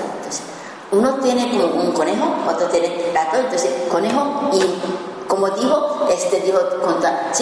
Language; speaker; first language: Spanish; non-native, learner; Japanese